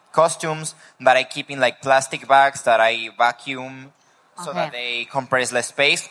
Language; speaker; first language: English; non-native, fluent; Spanish